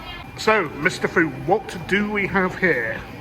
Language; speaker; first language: English; native; English